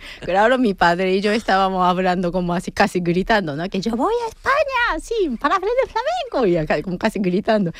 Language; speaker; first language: Spanish; non-native, fluent; Japanese